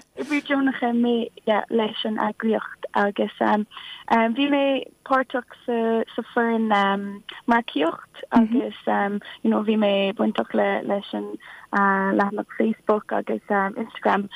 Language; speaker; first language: Irish; non-native, local second language; English